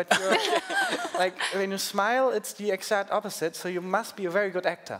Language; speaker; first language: English; non-native, fluent; German